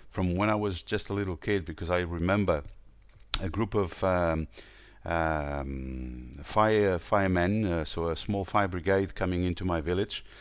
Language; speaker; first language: English; non-native, fluent; Portuguese